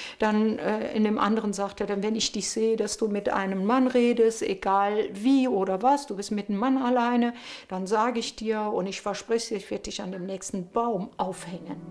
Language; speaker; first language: German; early bilingual, other home language; Turkish